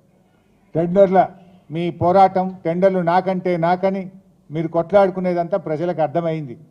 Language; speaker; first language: Telugu; native; Telugu